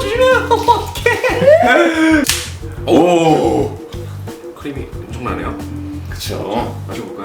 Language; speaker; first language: Korean; non-native, fluent; English